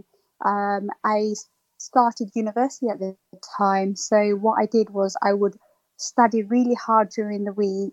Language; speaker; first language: English; native; English